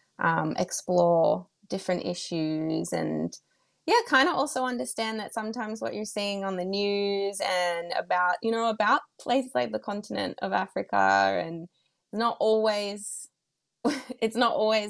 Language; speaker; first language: English; native; English